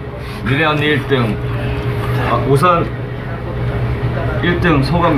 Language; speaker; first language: Korean; native; Korean